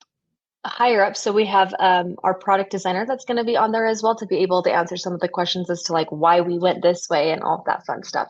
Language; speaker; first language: English; native; English